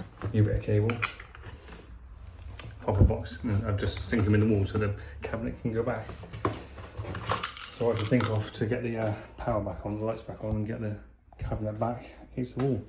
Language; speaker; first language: English; native; English